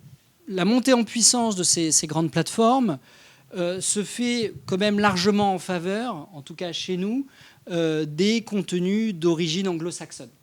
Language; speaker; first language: French; native; French